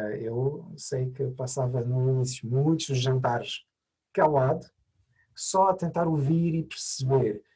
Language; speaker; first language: Portuguese; non-native, fluent; French